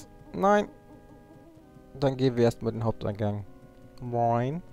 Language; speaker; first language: German; native; German